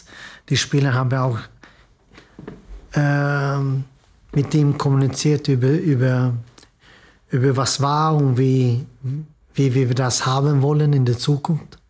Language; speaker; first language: German; non-native, fluent; Swedish